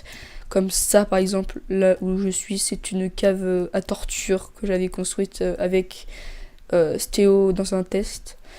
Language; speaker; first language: French; native; French